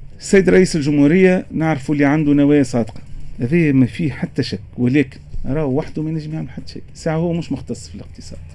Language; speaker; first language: Arabic; native; Arabic